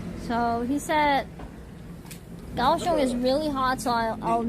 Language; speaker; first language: English; non-native, fluent; Korean